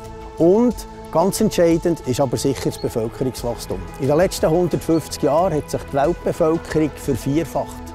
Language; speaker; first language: German; native; German